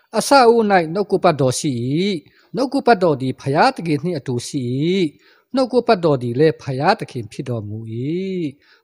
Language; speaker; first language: Burmese; non-native, local second language; Hakha Chin